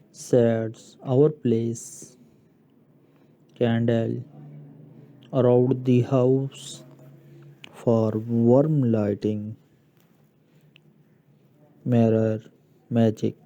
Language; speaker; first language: English; non-native, local second language; Urdu